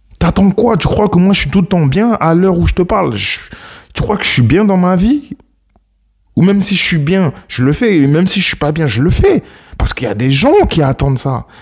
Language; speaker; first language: French; early bilingual, other home language; Akan